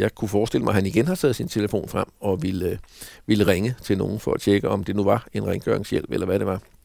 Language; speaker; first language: Danish; native; Danish